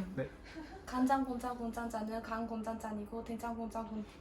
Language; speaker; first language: Korean; non-native, fluent; Burmese